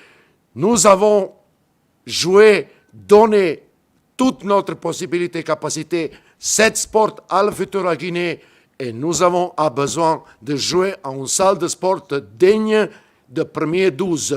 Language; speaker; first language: French; non-native, fluent; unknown